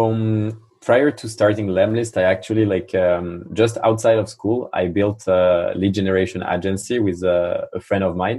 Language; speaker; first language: English; non-native, fluent; French